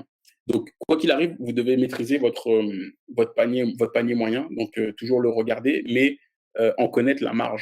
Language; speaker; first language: French; native; French